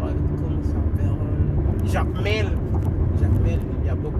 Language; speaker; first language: French; non-native, local second language; Haitian Creole